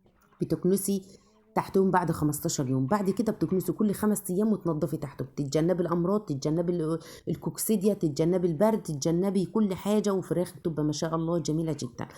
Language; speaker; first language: Arabic; native; Arabic